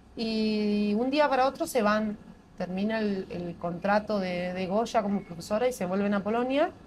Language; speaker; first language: Spanish; native; Spanish